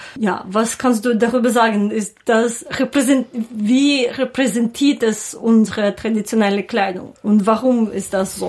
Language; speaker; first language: German; non-native, learner; Ukrainian